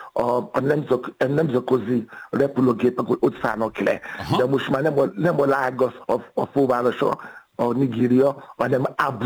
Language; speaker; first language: Hungarian; non-native, fluent; Yoruba